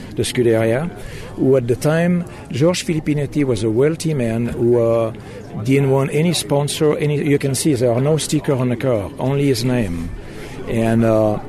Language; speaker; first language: English; non-native, fluent; German